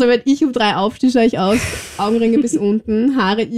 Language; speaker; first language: German; native; German